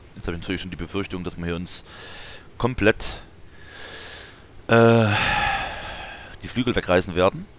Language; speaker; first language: German; native; German